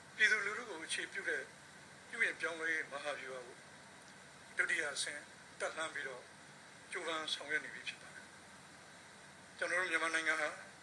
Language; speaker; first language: Burmese; native; Burmese